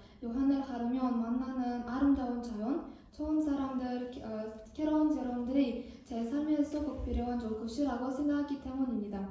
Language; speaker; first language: Korean; non-native, learner; Kazakh